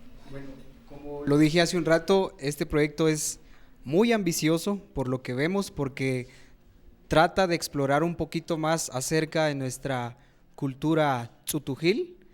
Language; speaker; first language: Spanish; native; Spanish